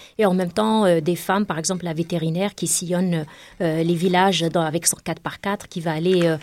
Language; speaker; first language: French; non-native, local second language; Kabyle